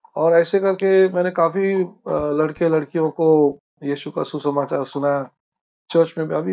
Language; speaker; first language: Hindi; non-native, local second language; Marathi